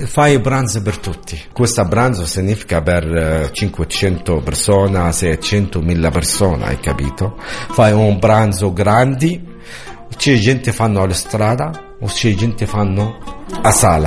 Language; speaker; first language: Italian; non-native, learner; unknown